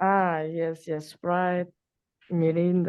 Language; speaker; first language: English; non-native, learner; Russian